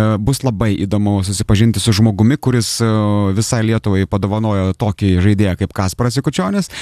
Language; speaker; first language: Lithuanian; native; Lithuanian